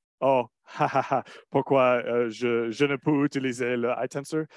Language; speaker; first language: French; non-native, learner; English